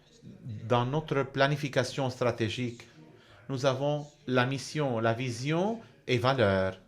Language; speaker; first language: French; non-native, fluent; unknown